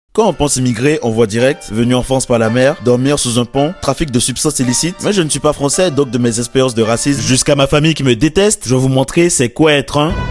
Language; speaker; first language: French; non-native, local second language; Fon